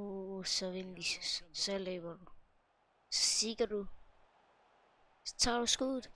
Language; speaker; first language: Danish; native; Danish